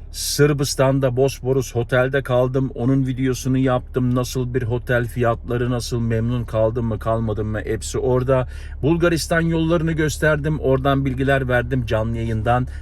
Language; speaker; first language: Turkish; native; Turkish